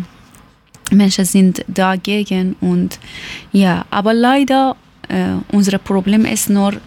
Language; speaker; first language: German; non-native, learner; Persian